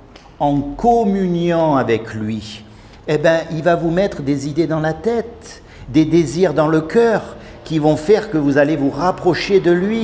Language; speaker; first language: French; native; French